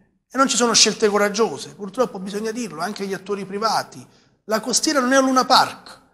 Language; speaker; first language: Italian; native; Italian